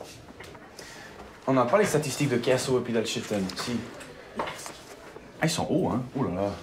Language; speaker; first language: French; native; French